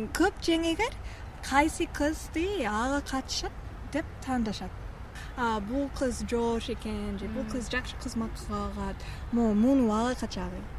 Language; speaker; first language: Kyrgyz; non-native, fluent; English